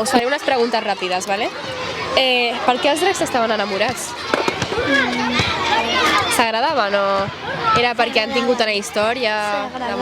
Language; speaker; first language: Catalan; native; Catalan